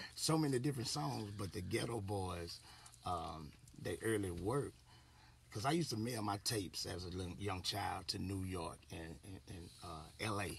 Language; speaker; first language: English; native; English